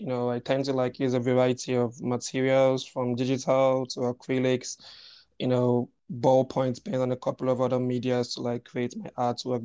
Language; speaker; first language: English; non-native, local second language; Igbo